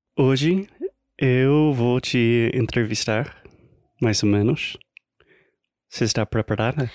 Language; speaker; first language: Portuguese; non-native, fluent; English